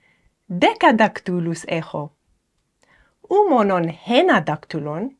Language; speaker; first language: Greek; non-native, fluent; English